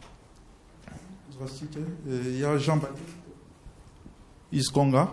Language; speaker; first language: Russian; non-native, learner; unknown